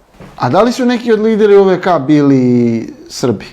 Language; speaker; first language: Serbian; native; Serbian